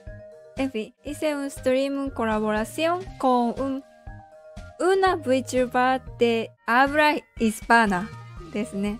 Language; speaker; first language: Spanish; non-native, learner; Japanese